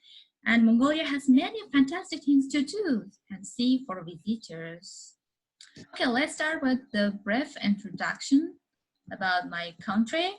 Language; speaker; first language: English; non-native, learner; Mongolian